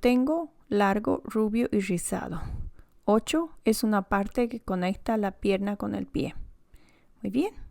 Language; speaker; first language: Spanish; non-native, fluent; English